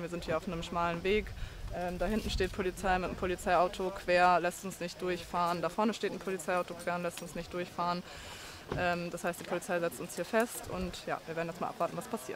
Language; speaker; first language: German; native; German